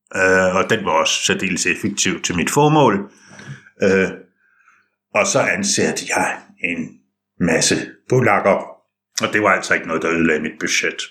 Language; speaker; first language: Danish; native; Danish